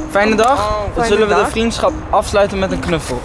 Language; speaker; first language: Dutch; native; Dutch